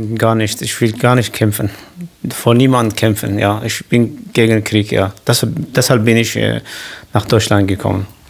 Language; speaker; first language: German; non-native, learner; Kurdish